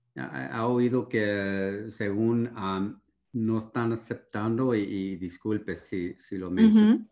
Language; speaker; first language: Spanish; early bilingual, heritage; Spanish